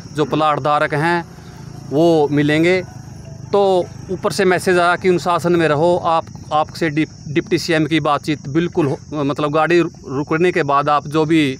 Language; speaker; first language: Hindi; native; Hindi